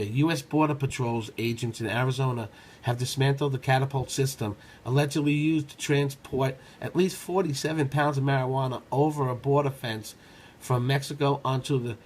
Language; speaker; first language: English; native; English